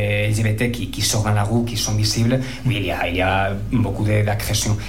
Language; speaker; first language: French; non-native, fluent; Spanish